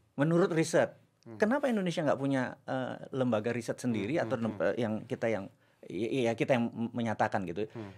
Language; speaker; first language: Indonesian; native; Indonesian